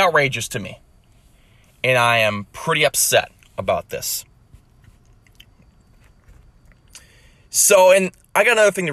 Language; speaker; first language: English; native; English